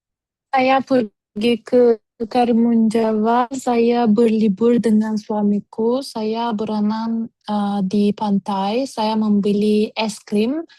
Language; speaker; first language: Indonesian; non-native, learner; Turkish